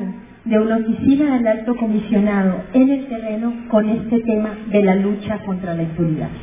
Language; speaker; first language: Spanish; native; Spanish